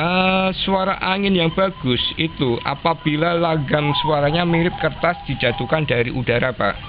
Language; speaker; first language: Indonesian; non-native, local second language; Javanese